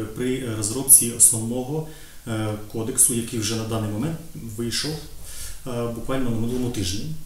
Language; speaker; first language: Ukrainian; native; Ukrainian